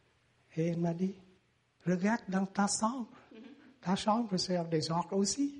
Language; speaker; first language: French; non-native, learner; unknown